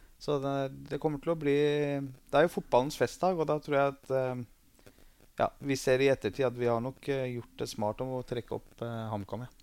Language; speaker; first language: Norwegian; early bilingual, other home language; Persian